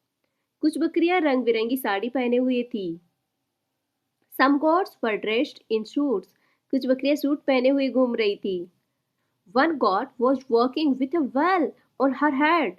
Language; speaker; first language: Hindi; native; Hindi